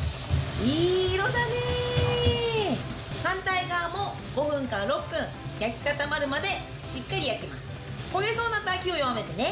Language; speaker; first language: Japanese; native; Japanese